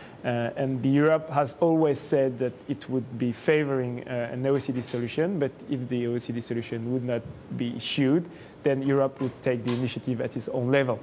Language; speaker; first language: English; non-native, fluent; French